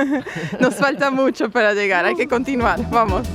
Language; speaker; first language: Spanish; native; Spanish